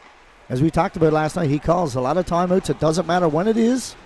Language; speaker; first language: English; native; English